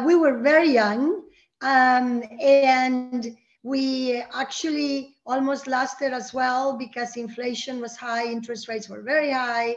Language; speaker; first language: English; early bilingual, other home language; Spanish